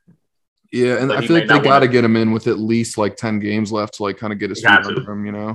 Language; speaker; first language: English; native; English